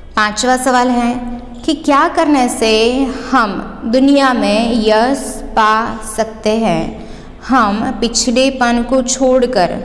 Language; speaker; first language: Hindi; non-native, local second language; Gujarati